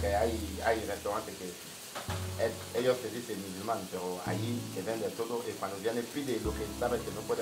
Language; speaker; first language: Spanish; non-native, learner; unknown